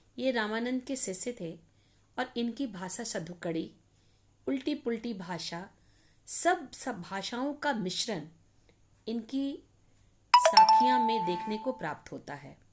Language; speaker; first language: Hindi; native; Hindi